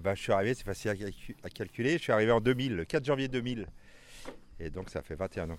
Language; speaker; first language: French; native; French